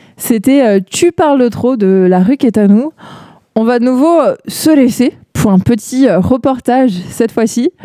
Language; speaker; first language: French; native; French